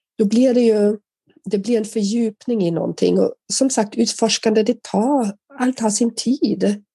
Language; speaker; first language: Swedish; non-native, fluent; German